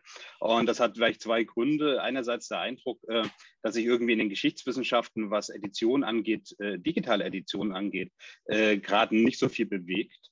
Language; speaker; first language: German; native; German